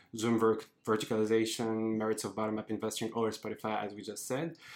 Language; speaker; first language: English; non-native, fluent; French